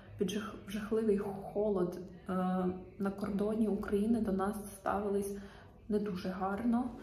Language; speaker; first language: Ukrainian; native; Ukrainian